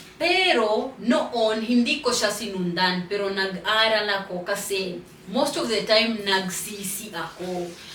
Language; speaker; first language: Filipino; non-native, fluent; Swahili